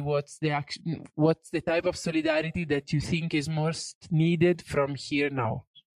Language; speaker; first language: English; non-native, fluent; Italian